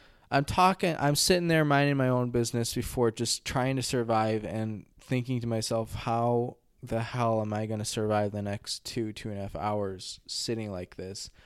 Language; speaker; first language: English; native; English